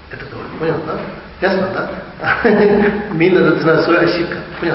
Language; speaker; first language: Russian; non-native, learner; Tibetan